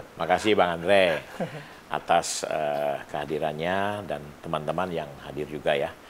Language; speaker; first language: Indonesian; native; Indonesian